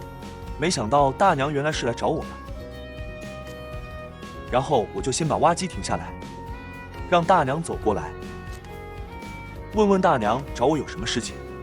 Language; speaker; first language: Chinese; native; Chinese